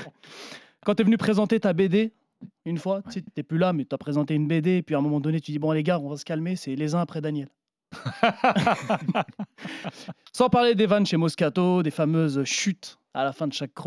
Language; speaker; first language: French; native; French